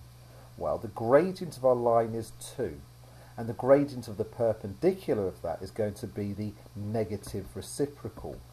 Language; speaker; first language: English; native; English